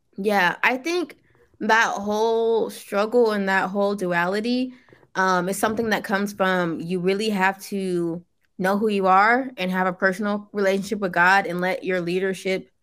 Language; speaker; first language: English; early bilingual, other home language; Yoruba